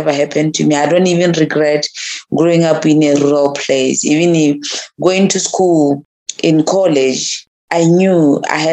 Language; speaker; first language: English; non-native, local second language; Tswana